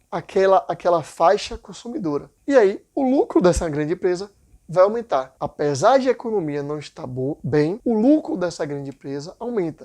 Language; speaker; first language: Portuguese; native; Portuguese